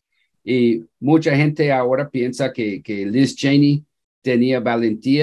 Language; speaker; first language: Spanish; non-native, fluent; English